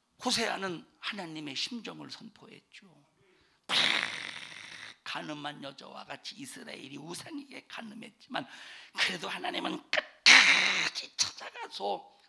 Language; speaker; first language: Korean; native; Korean